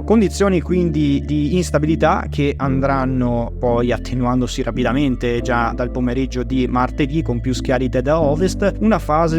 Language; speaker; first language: Italian; native; Italian